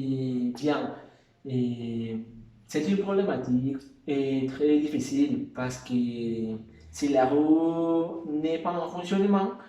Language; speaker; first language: French; non-native, learner; Spanish